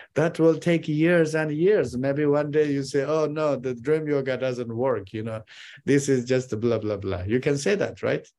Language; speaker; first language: English; non-native, fluent; Chinese